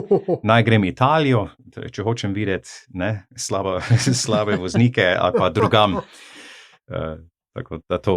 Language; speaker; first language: Slovenian; non-native, fluent; English